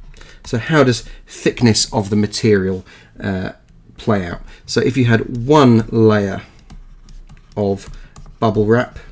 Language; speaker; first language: English; native; English